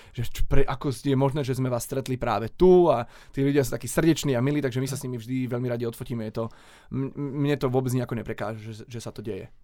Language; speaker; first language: Slovak; native; Slovak